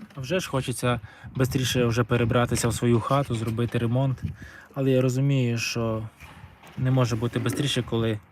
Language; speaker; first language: Ukrainian; native; Ukrainian